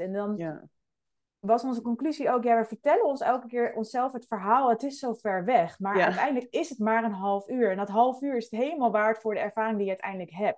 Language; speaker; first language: Dutch; native; Dutch